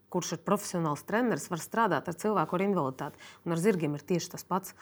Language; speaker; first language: Latvian; non-native, fluent; Russian